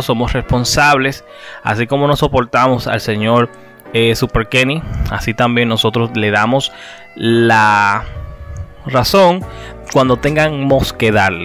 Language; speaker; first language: Spanish; native; Spanish